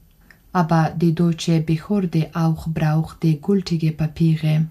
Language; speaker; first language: German; non-native, learner; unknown